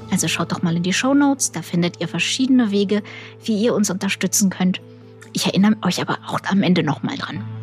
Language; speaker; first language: German; early bilingual, other home language; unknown